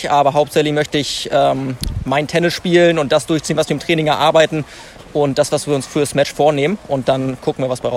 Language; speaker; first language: German; native; German